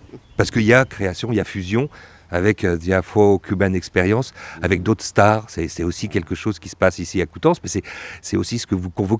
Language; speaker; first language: French; native; French